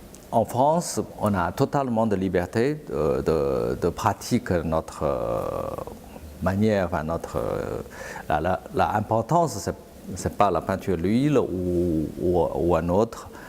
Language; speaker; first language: French; non-native, fluent; Chinese